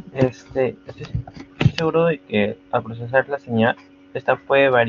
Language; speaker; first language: Spanish; native; Spanish